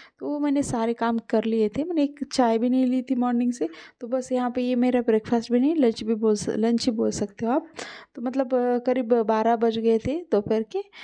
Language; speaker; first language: Hindi; non-native, local second language; Marathi